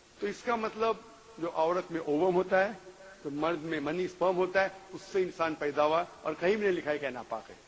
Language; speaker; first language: Urdu; non-native, local second language; Konkani